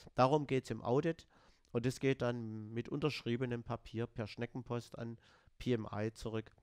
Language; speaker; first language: German; native; German